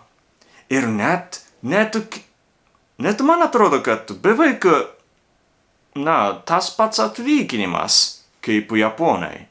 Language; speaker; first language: Lithuanian; non-native, learner; Japanese